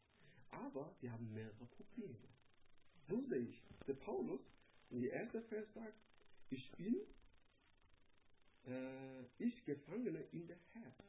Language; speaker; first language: German; non-native, learner; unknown